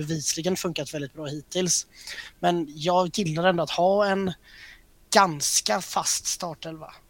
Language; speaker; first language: Swedish; native; Swedish